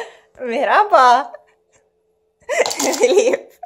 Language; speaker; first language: Turkish; non-native, learner; Russian